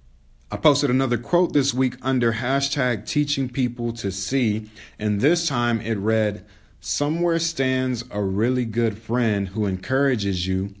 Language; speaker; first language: English; native; English